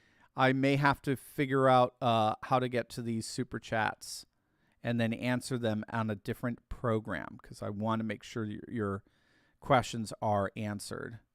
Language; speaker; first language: English; native; English